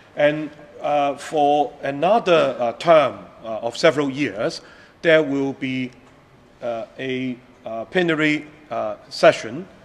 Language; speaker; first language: English; non-native, local second language; Cantonese